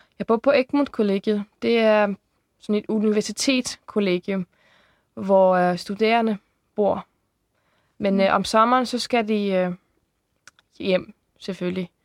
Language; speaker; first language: Danish; early bilingual, heritage; Icelandic